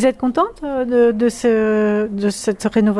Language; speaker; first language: French; native; French